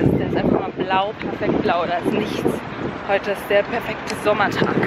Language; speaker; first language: German; native; German